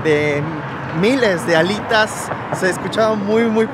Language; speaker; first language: Spanish; native; Spanish